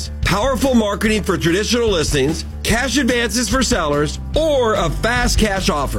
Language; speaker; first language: English; native; English